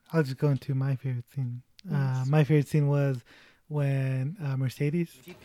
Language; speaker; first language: English; early bilingual, other home language; Spanish